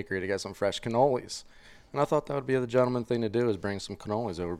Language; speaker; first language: English; native; English